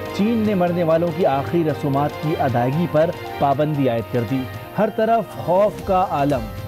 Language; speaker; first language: Urdu; native; Urdu